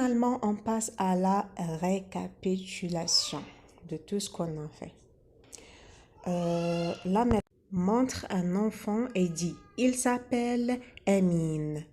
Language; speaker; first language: French; non-native, local second language; Arabic